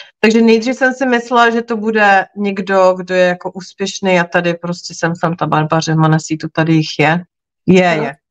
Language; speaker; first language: Czech; native; Czech